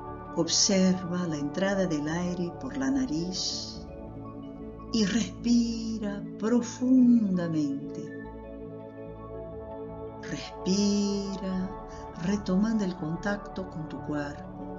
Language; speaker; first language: Spanish; non-native, fluent; Portuguese